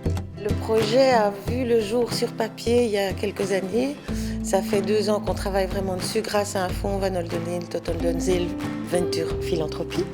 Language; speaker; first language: French; native; French